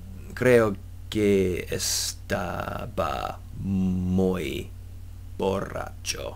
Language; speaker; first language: Spanish; non-native, learner; English